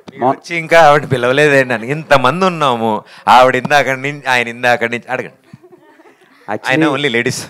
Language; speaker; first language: Telugu; native; Telugu